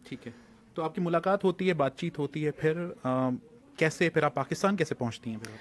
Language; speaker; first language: Hindi; native; Hindi